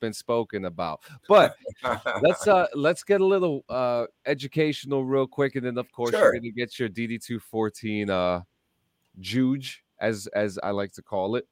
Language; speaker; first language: English; native; English